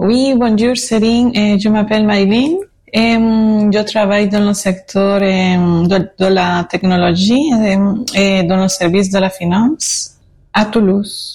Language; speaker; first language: French; non-native, fluent; Spanish